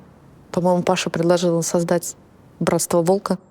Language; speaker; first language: Russian; native; Russian